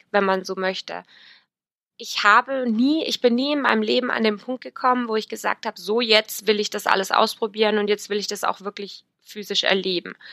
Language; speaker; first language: German; native; German